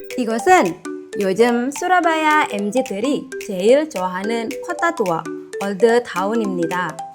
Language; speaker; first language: Korean; non-native, fluent; Indonesian